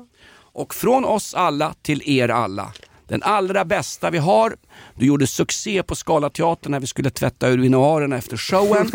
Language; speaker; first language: Swedish; native; Swedish